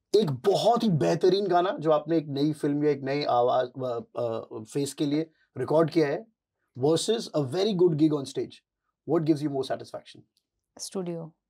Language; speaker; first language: Hindi; native; Hindi